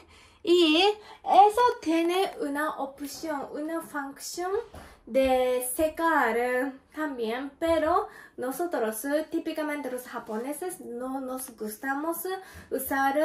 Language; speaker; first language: Spanish; non-native, learner; Japanese